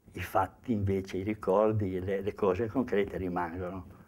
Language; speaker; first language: Italian; native; Italian